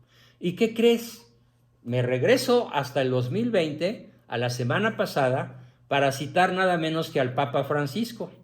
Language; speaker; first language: Spanish; native; Spanish